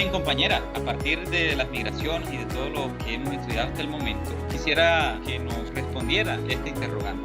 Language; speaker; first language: Spanish; native; Spanish